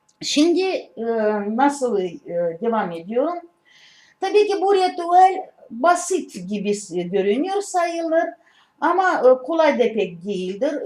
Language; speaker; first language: Turkish; non-native, learner; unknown